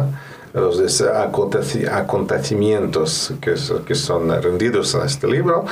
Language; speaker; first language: Spanish; non-native, fluent; Russian